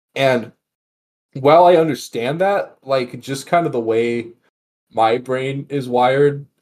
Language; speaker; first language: English; native; English